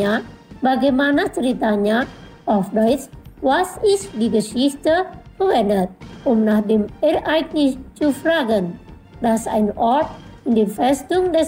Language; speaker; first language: German; non-native, fluent; Indonesian